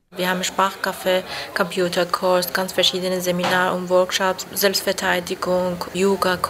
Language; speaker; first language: German; non-native, learner; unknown